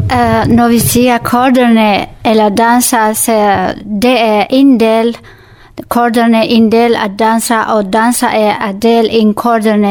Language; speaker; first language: Danish; non-native, learner; Kurdish